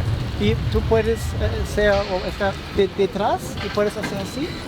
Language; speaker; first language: Spanish; non-native, learner; German